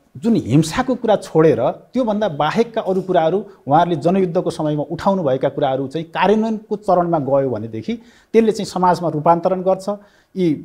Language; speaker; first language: Nepali; native; Nepali